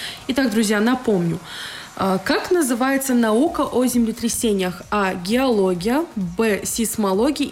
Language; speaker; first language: Russian; non-native, local second language; Tajik